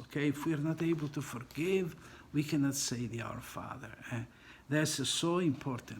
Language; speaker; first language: English; non-native, fluent; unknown